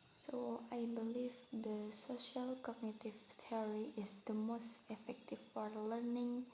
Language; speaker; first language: English; non-native, learner; Indonesian